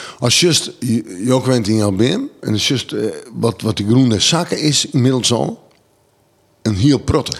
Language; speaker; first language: Dutch; non-native, local second language; Western Frisian